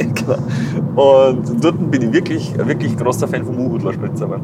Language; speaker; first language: German; native; German